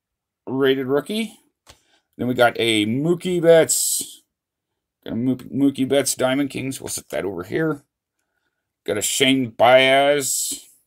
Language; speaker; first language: English; native; English